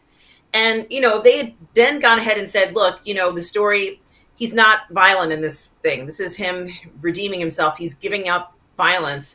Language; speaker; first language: English; native; English